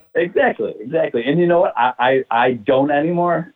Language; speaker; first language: English; native; English